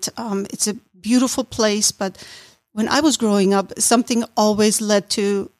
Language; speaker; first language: English; non-native, fluent; German